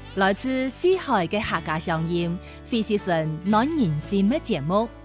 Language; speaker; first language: Chinese; non-native, local second language; Cantonese